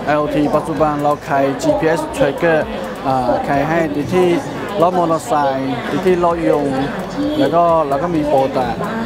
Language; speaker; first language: Thai; non-native, fluent; Chinese